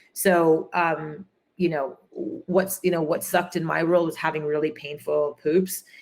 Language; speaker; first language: English; native; English